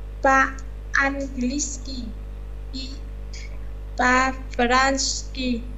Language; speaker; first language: Russian; non-native, learner; Vietnamese